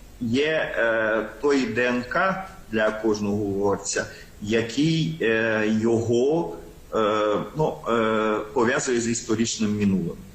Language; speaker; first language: Ukrainian; non-native, local second language; Hungarian